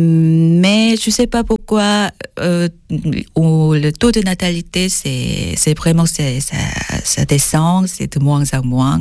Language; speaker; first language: French; non-native, fluent; Korean